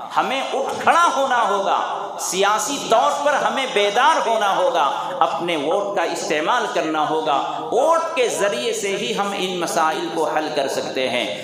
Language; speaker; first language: Urdu; native; Urdu